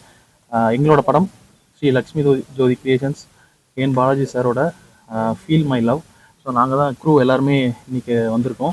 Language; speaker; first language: Tamil; native; Tamil